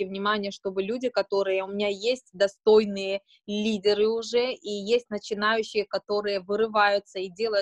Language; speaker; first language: Russian; native; Russian